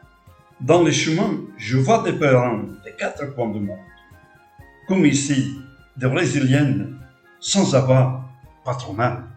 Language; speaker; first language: French; non-native, fluent; Portuguese